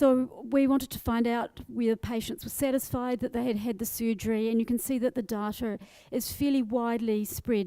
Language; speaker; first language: English; native; English